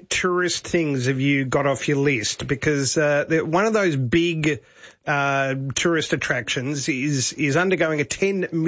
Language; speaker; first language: English; native; English